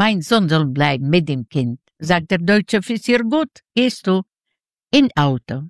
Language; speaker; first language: German; non-native, learner; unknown